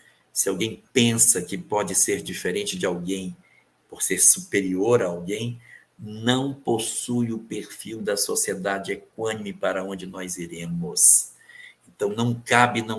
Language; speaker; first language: Portuguese; native; Portuguese